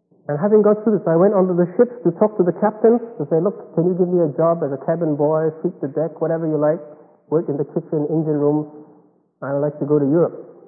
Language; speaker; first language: English; non-native, fluent; Chinese